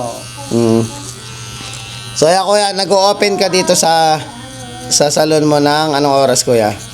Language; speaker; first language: Filipino; native; Filipino